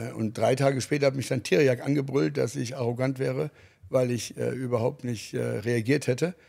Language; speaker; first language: German; early bilingual, other home language; English